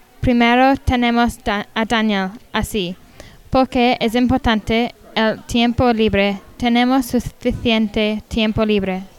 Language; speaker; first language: Spanish; non-native, learner; English